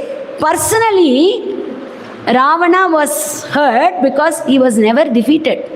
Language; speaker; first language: English; non-native, local second language; Tamil